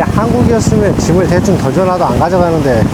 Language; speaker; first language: Korean; native; Korean